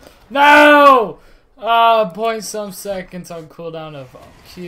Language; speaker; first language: English; native; English